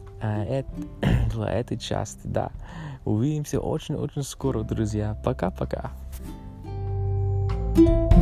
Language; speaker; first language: Russian; non-native, learner; English